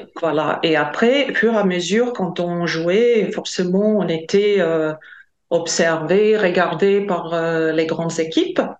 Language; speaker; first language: French; non-native, fluent; Latvian